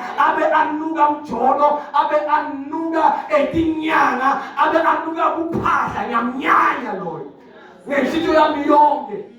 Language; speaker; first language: Zulu; non-native, local second language; Swati